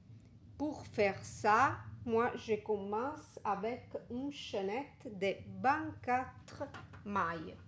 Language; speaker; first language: French; non-native, fluent; Italian